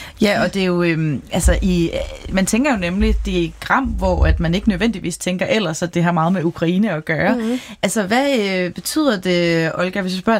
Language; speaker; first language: Danish; native; Danish